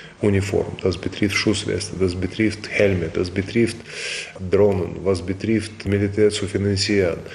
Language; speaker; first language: German; non-native, fluent; Russian